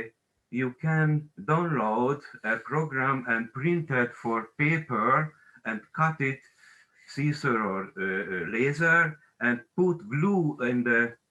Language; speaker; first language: English; non-native, learner; Hungarian